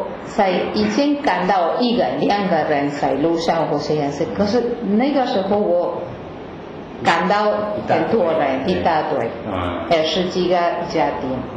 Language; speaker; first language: Chinese; non-native, learner; Spanish